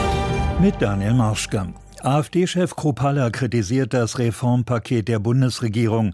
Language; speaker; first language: German; native; German